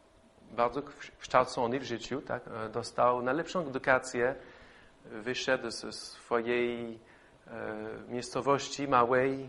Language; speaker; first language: Polish; non-native, fluent; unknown